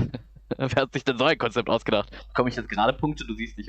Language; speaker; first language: German; native; German